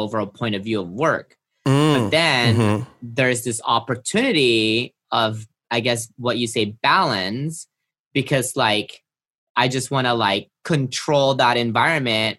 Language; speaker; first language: English; non-native, local second language; Filipino